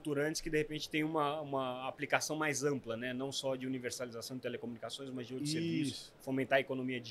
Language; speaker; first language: Portuguese; native; Portuguese